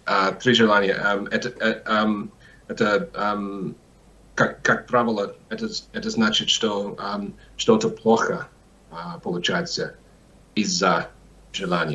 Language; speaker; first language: Russian; non-native, learner; English